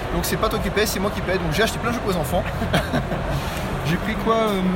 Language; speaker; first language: French; native; French